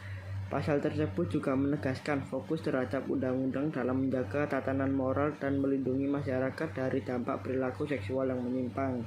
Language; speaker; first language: Indonesian; native; Indonesian